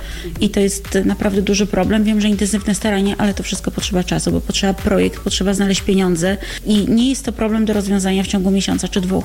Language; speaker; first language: Polish; native; Polish